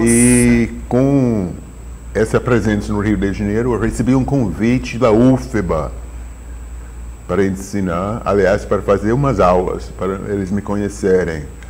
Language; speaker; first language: Portuguese; non-native, fluent; English